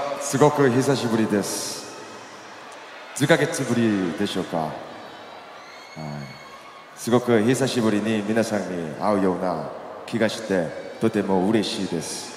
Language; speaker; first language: Japanese; non-native, fluent; Korean